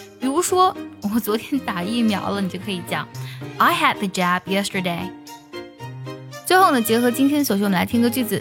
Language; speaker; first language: Chinese; native; Chinese